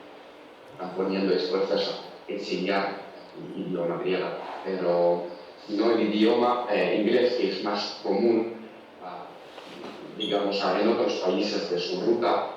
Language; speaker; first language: Spanish; non-native, learner; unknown